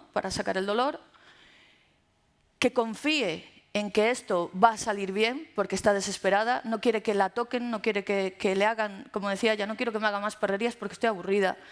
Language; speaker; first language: Spanish; native; Spanish